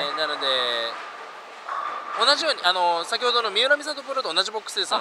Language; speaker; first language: Japanese; native; Japanese